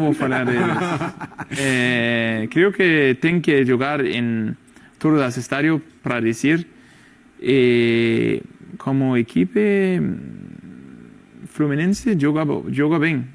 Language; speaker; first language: Portuguese; non-native, learner; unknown